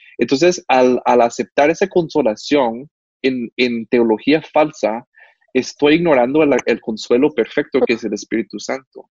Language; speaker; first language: Spanish; non-native, fluent; English